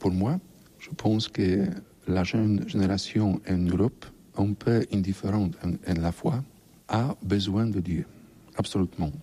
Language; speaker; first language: French; non-native, learner; Polish